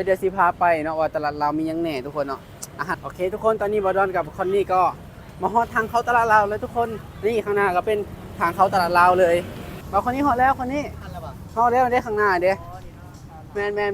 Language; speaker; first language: Thai; non-native, local second language; Northeastern Thai